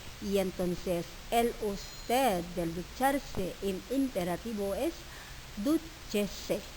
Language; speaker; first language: Spanish; non-native, fluent; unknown